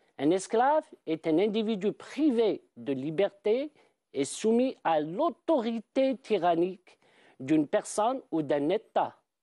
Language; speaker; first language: French; non-native, local second language; Arabic